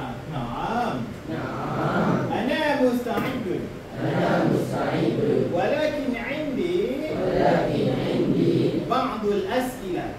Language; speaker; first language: Arabic; non-native, learner; Malay